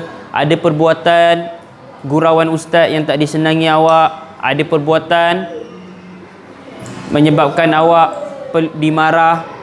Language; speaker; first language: Malay; native; Malay